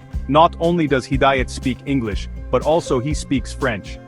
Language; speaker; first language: English; non-native, fluent; Turkish